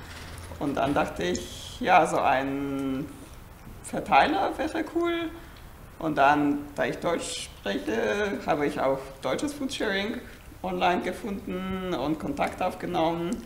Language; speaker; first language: German; non-native, fluent; Polish